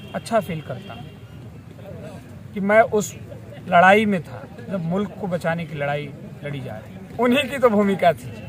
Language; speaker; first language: Hindi; native; Hindi